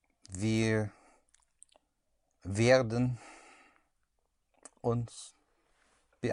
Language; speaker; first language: German; non-native, learner; English